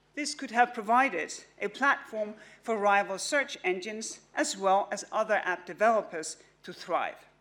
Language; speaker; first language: English; non-native, fluent; Danish